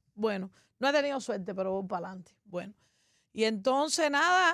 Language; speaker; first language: Spanish; native; Spanish